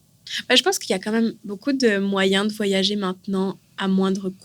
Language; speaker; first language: French; native; French